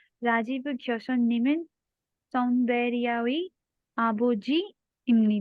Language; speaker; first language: Korean; non-native, learner; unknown